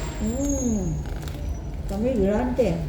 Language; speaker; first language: Spanish; non-native, learner; Filipino